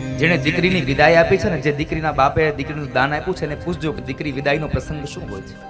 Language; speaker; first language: Gujarati; native; Gujarati